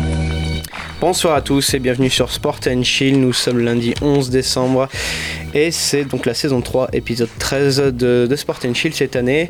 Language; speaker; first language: French; native; French